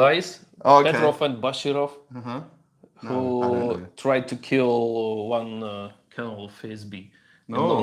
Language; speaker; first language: English; non-native, learner; Russian